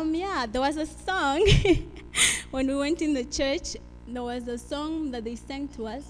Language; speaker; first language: English; non-native, local second language; Afrikaans